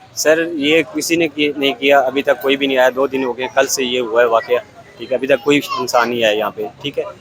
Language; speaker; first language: Urdu; non-native, local second language; Punjabi